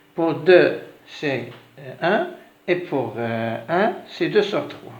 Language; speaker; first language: French; non-native, local second language; Arabic